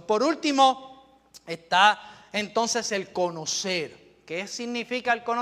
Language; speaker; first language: Spanish; native; Spanish